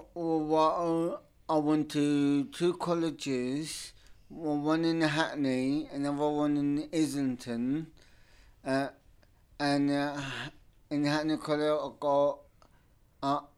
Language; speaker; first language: English; non-native, fluent; Turkish